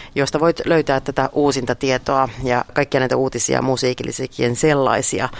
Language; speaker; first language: Finnish; native; Finnish